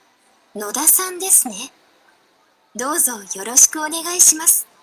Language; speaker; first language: Japanese; non-native, learner; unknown